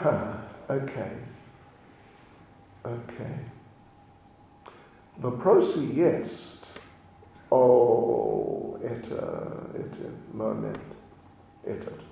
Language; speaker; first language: Russian; non-native, learner; English